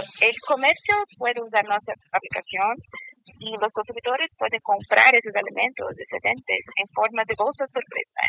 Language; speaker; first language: Spanish; non-native, learner; Portuguese